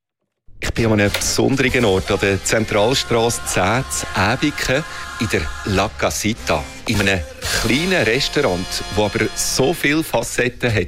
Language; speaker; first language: German; native; German